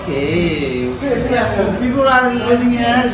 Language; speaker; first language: English; non-native, learner; Nepali